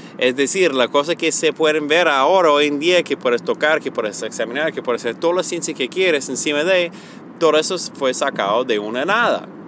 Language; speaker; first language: Spanish; early bilingual, heritage; Spanish